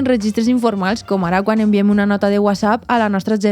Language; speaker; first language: Catalan; native; Catalan